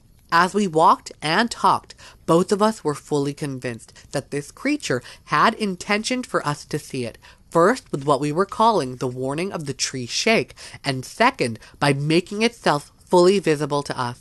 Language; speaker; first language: English; native; English